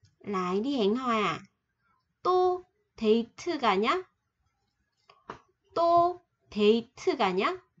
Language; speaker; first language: Korean; non-native, fluent; Vietnamese